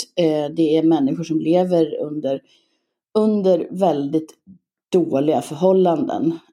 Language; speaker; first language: Swedish; native; Swedish